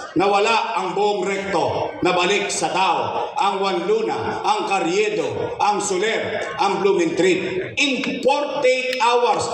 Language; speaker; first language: Filipino; native; Filipino